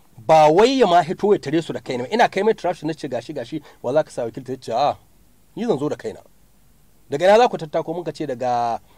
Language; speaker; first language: Hausa; native; Hausa